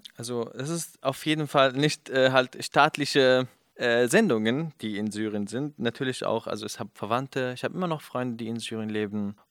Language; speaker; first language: German; non-native, fluent; Kurdish